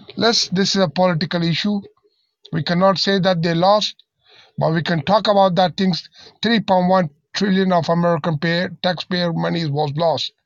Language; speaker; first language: English; non-native, learner; Persian